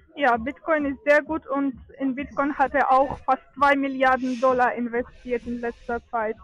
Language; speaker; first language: German; non-native, fluent; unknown